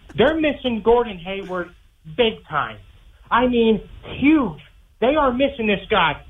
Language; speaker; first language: English; native; English